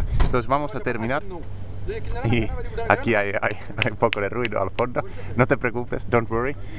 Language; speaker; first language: Spanish; non-native, fluent; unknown